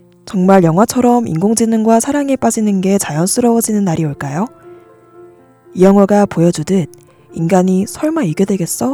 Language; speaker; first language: Korean; native; Korean